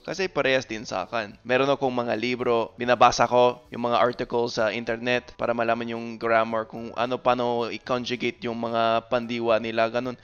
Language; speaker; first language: Filipino; non-native, fluent; English